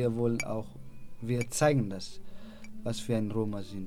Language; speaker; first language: German; non-native, learner; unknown